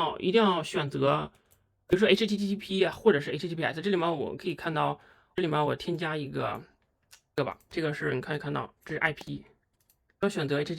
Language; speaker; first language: Chinese; native; Chinese